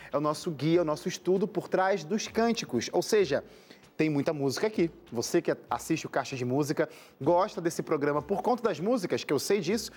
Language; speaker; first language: Portuguese; native; Portuguese